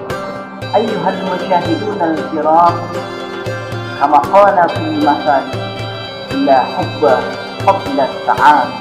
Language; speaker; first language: Arabic; non-native, learner; Indonesian